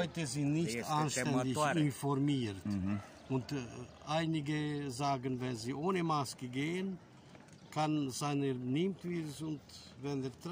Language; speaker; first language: German; non-native, fluent; Romanian